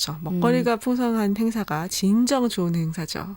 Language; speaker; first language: Korean; native; Korean